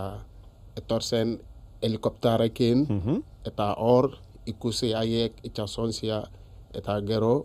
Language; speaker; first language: Basque; non-native, learner; Wolof